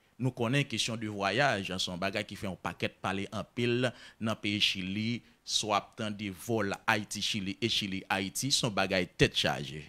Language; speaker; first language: French; non-native, local second language; Haitian Creole